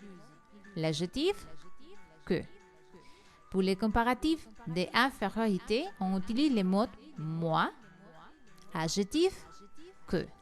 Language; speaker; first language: French; non-native, learner; Spanish